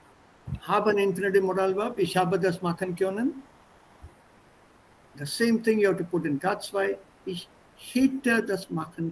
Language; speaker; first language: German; non-native, fluent; Hindi